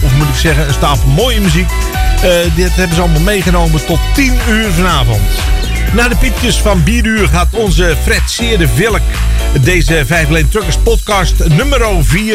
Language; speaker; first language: Dutch; native; Dutch